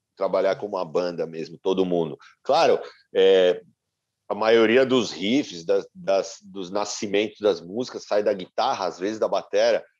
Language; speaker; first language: Portuguese; native; Portuguese